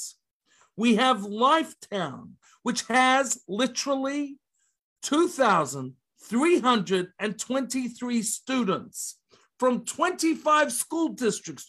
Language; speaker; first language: English; native; English